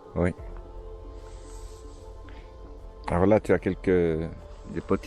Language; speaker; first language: French; native; French